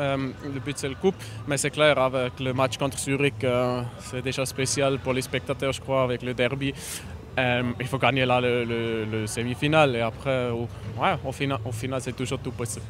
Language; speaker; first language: French; non-native, learner; German